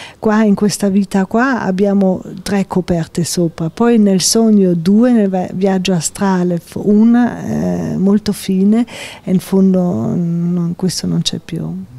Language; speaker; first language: Italian; non-native, local second language; German